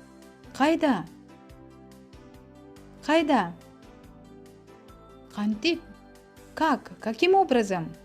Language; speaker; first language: Russian; non-native, local second language; Kyrgyz